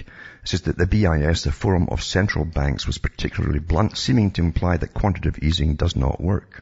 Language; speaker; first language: English; native; English